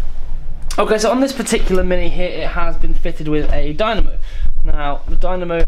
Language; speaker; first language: English; native; English